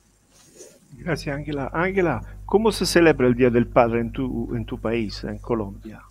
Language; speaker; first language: Spanish; non-native, fluent; Italian